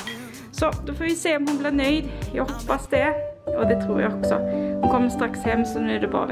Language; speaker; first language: Swedish; native; Swedish